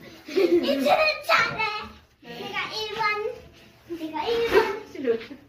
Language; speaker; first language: Korean; early bilingual, other home language; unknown